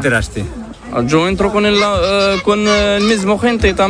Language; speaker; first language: Spanish; non-native, learner; Arabic